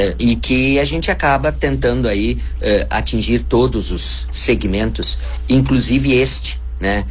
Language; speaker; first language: Portuguese; non-native, local second language; German